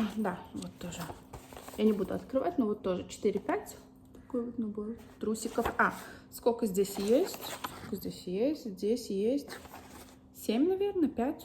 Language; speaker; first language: Russian; early bilingual, heritage; Russian